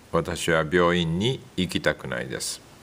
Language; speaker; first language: Japanese; non-native, learner; English